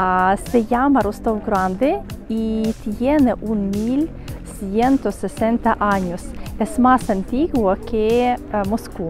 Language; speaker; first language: Spanish; non-native, fluent; Russian